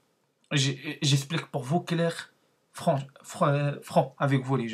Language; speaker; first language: French; non-native, learner; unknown